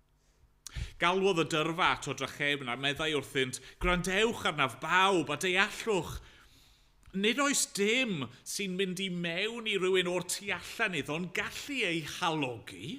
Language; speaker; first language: Welsh; native; Welsh